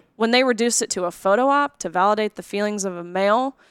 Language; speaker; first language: English; native; English